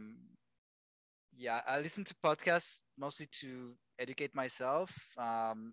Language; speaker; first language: English; non-native, fluent; French